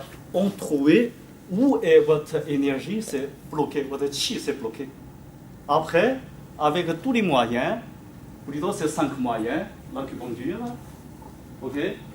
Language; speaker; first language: French; non-native, fluent; Chinese